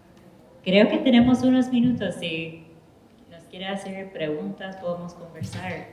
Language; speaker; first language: Spanish; early bilingual, heritage; English